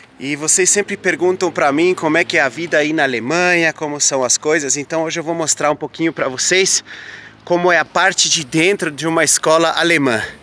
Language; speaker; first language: Portuguese; native; Portuguese